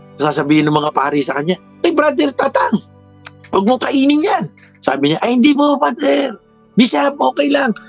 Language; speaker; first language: Filipino; native; Filipino